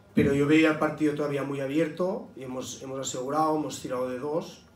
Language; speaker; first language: Spanish; non-native, local second language; Catalan